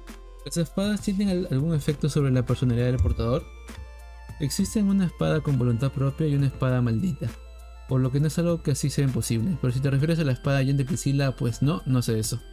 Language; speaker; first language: Spanish; native; Spanish